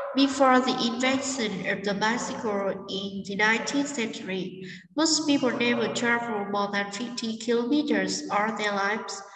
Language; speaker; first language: English; non-native, fluent; Vietnamese